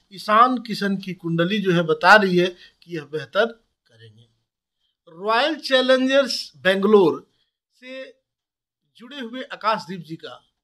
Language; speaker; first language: Hindi; native; Hindi